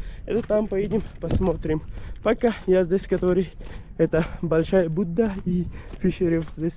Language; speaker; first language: Russian; non-native, learner; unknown